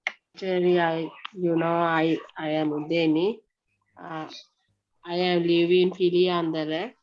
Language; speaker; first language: English; non-native, learner; Sinhala